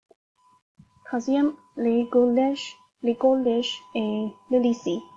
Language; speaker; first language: French; non-native, learner; Chinese